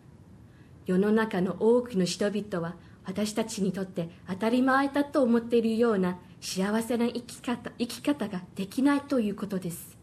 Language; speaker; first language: Japanese; non-native, fluent; Chinese